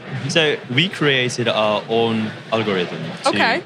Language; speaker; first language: English; non-native, fluent; Japanese